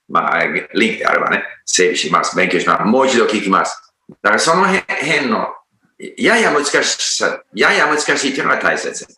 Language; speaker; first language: Japanese; non-native, fluent; English